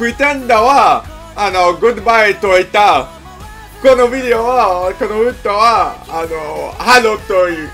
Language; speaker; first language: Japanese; non-native, learner; English